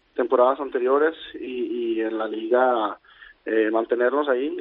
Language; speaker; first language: Spanish; native; Spanish